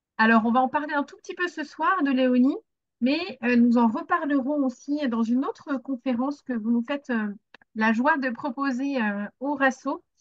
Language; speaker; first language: French; native; French